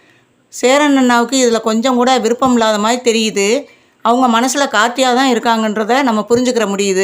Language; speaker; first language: Tamil; native; Tamil